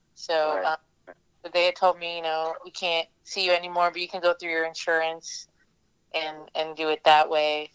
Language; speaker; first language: English; native; English